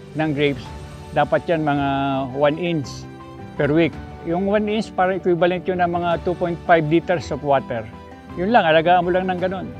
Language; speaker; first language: Filipino; native; Filipino